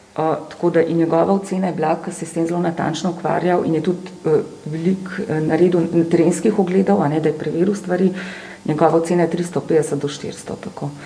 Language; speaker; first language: Slovenian; native; Slovenian